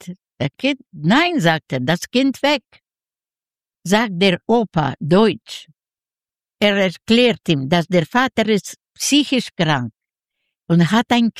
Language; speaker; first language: German; non-native, learner; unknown